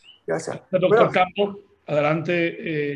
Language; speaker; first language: Spanish; native; Spanish